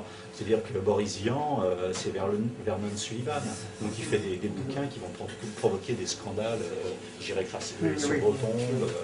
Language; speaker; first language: French; native; French